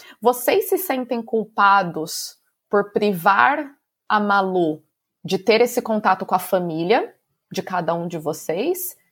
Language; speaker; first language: Portuguese; native; Portuguese